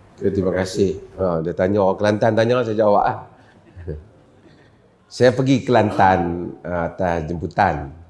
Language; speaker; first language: Malay; native; Malay